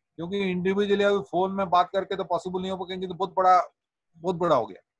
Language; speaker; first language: Hindi; non-native, local second language; Odia